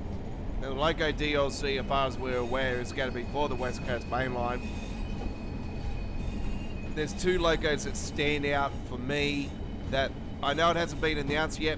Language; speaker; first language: English; native; English